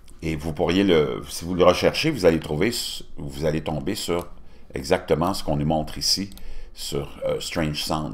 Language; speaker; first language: French; native; French